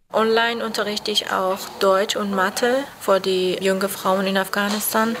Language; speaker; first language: German; non-native, learner; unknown